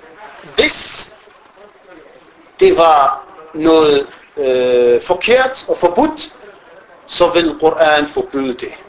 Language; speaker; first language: Danish; early bilingual, other home language; Arabic